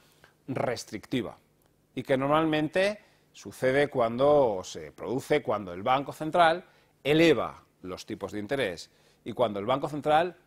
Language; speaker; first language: Spanish; native; Spanish